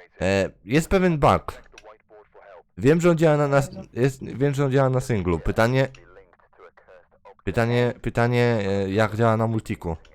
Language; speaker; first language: Polish; native; Polish